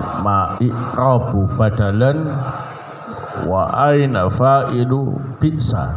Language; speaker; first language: Arabic; non-native, learner; Indonesian